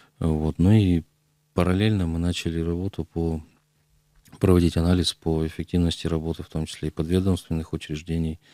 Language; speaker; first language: Russian; native; Russian